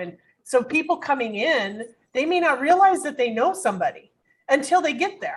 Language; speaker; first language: English; native; English